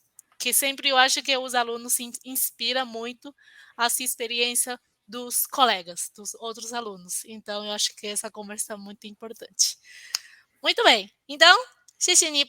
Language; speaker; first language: Portuguese; non-native, fluent; Chinese